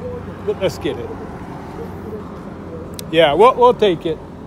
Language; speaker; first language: English; native; English